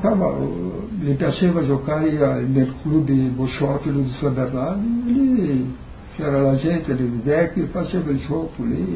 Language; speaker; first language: Italian; early bilingual, heritage; Portuguese